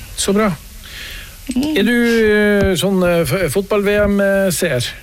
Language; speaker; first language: Norwegian; native; Norwegian